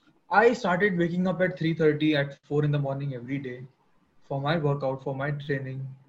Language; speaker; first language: English; non-native, local second language; Hindi